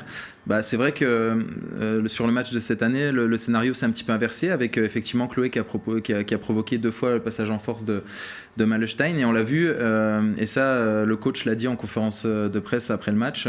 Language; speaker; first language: French; native; French